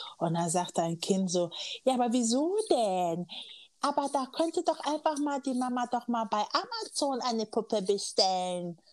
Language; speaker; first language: German; early bilingual, other home language; Akan